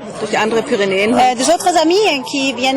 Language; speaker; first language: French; non-native, learner; German